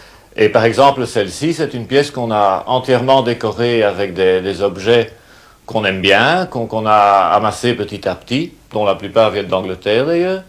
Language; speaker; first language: French; native; French